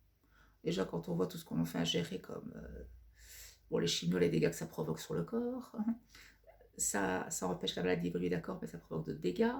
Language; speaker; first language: French; native; French